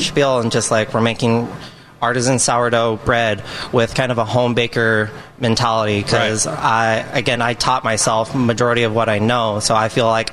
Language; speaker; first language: English; native; English